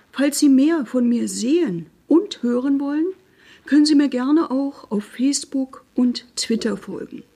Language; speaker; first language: German; native; German